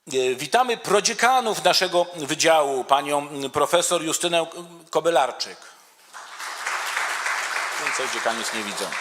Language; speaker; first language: Polish; native; Polish